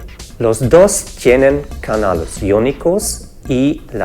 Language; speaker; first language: Spanish; non-native, fluent; German